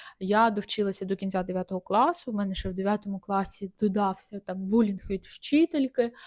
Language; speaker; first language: Ukrainian; native; Ukrainian